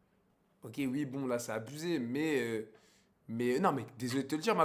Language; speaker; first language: French; native; French